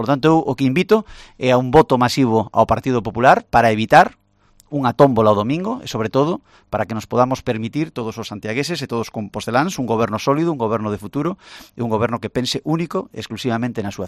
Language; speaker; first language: Galician; non-native, local second language; Spanish